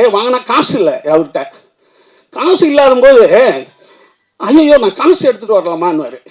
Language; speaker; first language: Tamil; native; Tamil